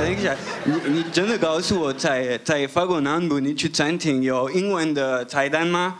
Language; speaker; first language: Chinese; non-native, fluent; French